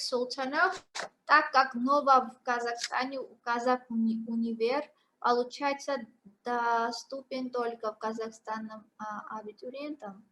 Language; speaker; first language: Russian; non-native, fluent; Georgian